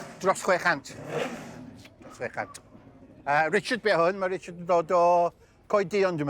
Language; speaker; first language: Welsh; native; Welsh